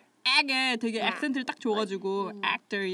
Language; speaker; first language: Korean; native; Korean